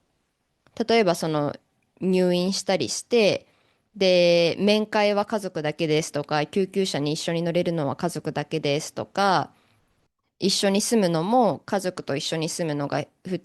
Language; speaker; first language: Japanese; native; Japanese